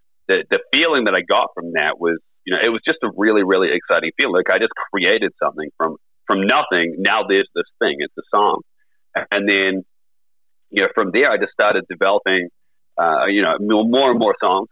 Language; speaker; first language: English; native; English